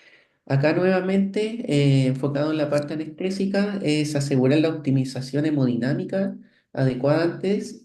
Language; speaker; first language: Spanish; native; Spanish